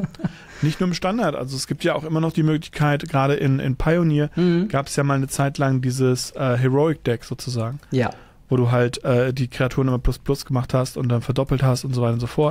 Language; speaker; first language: German; native; German